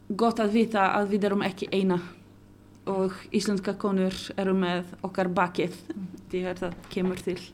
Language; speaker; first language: Icelandic; non-native, local second language; Polish